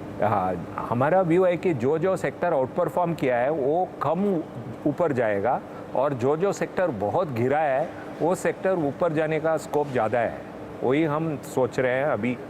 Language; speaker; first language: Hindi; non-native, local second language; Tamil